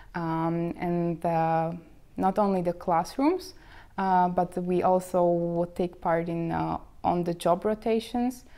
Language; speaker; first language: English; non-native, fluent; Slovak